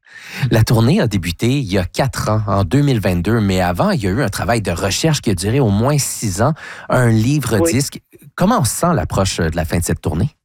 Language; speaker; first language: French; native; French